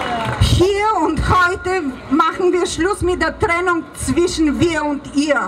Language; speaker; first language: German; non-native, fluent; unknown